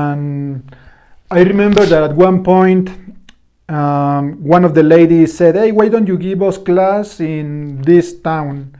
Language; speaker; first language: English; non-native, fluent; Spanish